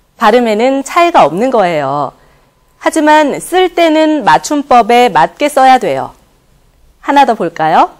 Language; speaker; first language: Korean; native; Korean